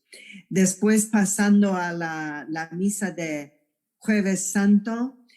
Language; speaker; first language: Spanish; non-native, fluent; English